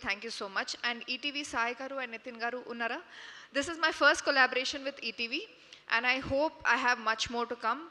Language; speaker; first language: Telugu; non-native, fluent; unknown